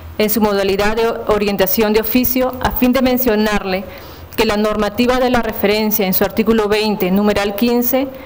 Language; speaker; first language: Spanish; native; Spanish